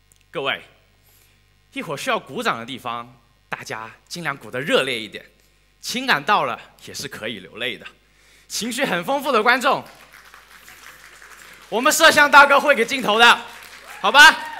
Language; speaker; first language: Chinese; native; Chinese